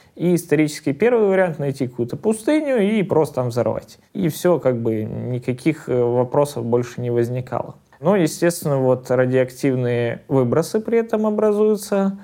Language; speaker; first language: Russian; native; Russian